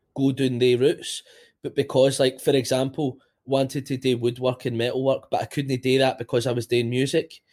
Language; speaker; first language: English; native; English